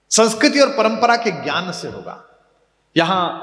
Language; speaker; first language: Hindi; native; Hindi